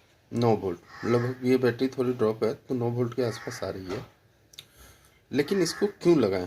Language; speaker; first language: Hindi; native; Hindi